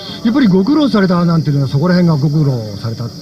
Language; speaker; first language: Japanese; native; Japanese